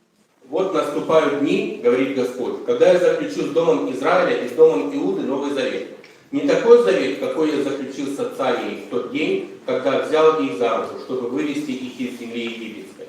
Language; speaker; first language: Russian; native; Russian